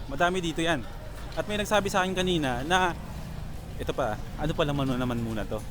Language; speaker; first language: Filipino; native; Filipino